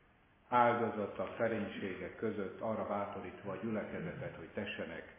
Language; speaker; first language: Hungarian; native; Hungarian